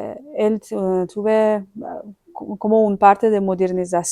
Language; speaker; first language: Spanish; non-native, fluent; Persian